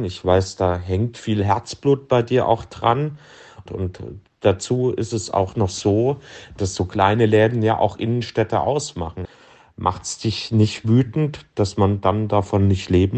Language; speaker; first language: German; native; German